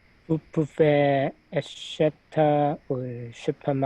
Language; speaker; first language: French; non-native, learner; Cantonese